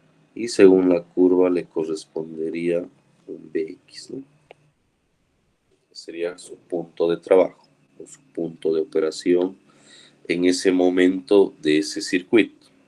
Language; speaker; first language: Spanish; native; Spanish